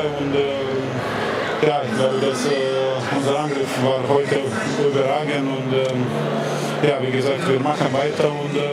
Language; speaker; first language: German; non-native, fluent; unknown